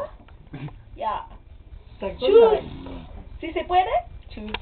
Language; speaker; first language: German; non-native, learner; English